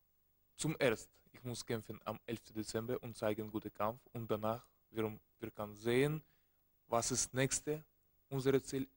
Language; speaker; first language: German; non-native, learner; Russian